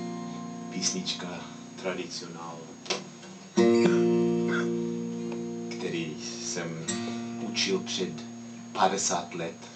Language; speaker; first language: Czech; non-native, learner; English